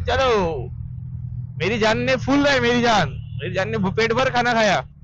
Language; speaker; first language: Hindi; non-native, local second language; Marathi